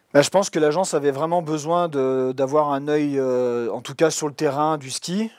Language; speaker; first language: French; native; French